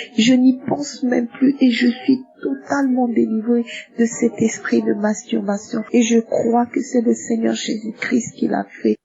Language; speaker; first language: French; non-native, local second language; Lingala